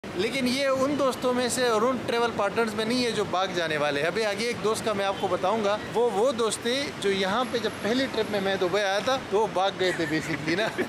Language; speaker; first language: Urdu; native; Urdu